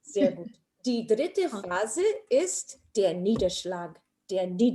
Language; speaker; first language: German; non-native, fluent; English